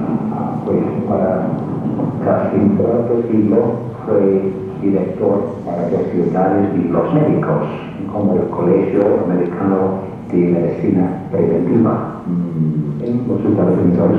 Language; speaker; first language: Spanish; non-native, fluent; English